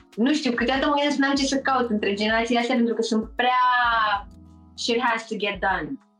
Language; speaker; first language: Romanian; early bilingual, heritage; Romanian